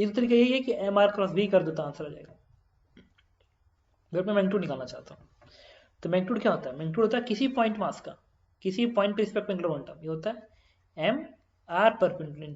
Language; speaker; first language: Hindi; native; Hindi